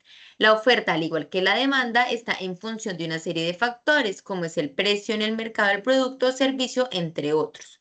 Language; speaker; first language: Spanish; native; Spanish